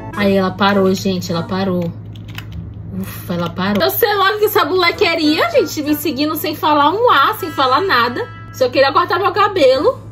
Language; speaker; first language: Portuguese; native; Portuguese